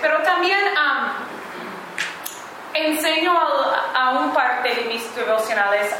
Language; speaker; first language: Spanish; non-native, learner; English